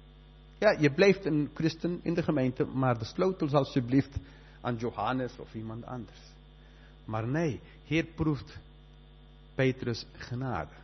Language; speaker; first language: Dutch; non-native, fluent; Spanish